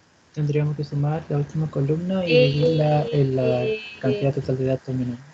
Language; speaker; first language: Spanish; native; Spanish